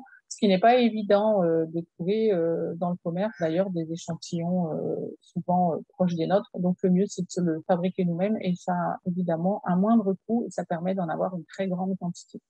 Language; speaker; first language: French; native; French